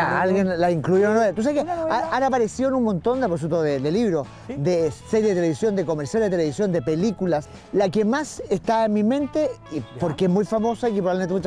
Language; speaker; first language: Spanish; native; Spanish